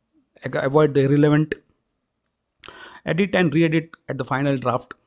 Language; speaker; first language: English; non-native, local second language; Marathi